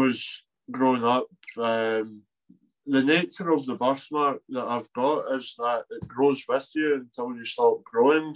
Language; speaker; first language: English; native; English